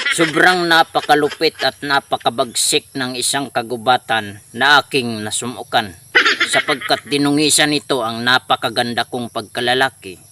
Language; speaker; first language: Filipino; non-native, local second language; Waray